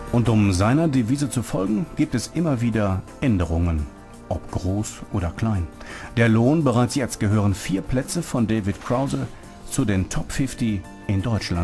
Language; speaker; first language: German; native; German